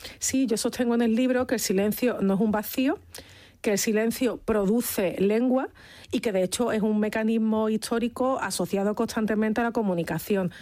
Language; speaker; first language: Spanish; native; Spanish